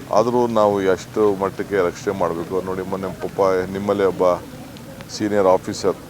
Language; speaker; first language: Kannada; native; Kannada